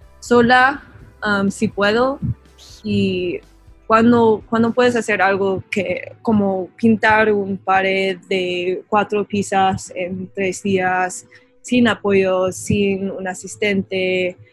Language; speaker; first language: Spanish; non-native, learner; English